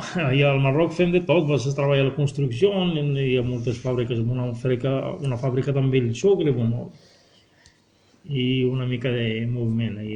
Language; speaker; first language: Catalan; non-native, learner; Arabic